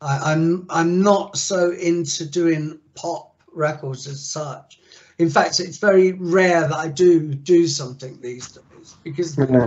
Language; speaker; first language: English; native; English